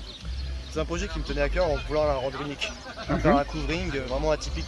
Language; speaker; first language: French; native; French